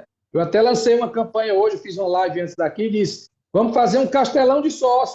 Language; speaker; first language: Portuguese; native; Portuguese